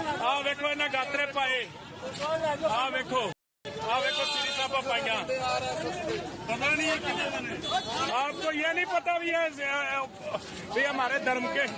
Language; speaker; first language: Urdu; non-native, local second language; Punjabi